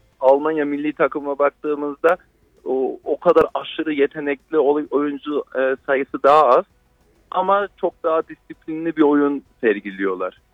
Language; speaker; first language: Turkish; early bilingual, heritage; Turkish